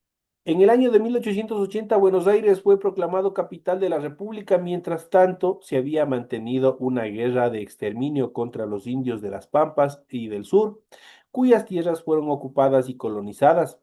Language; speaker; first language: Spanish; native; Spanish